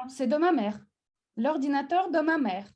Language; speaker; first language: French; non-native, fluent; Russian